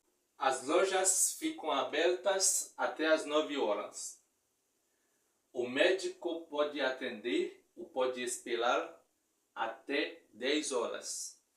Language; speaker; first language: Portuguese; non-native, fluent; Haitian Creole